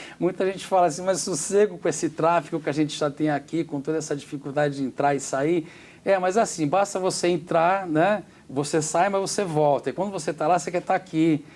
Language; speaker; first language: Portuguese; native; Portuguese